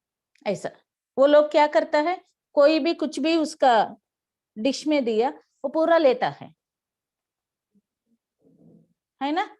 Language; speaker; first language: Hindi; non-native, local second language; Telugu